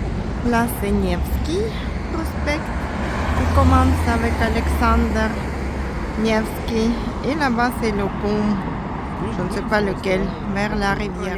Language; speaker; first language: French; non-native, fluent; Russian